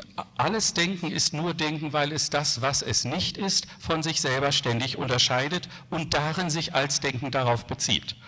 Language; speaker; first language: German; native; German